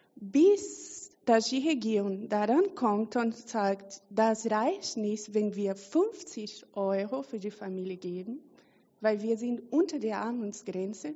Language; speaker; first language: German; non-native, fluent; Portuguese